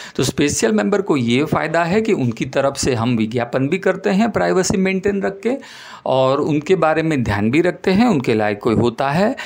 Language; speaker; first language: Hindi; non-native, local second language; Gujarati